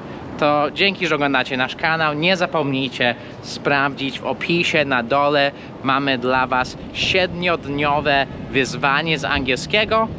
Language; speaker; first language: Polish; non-native, fluent; English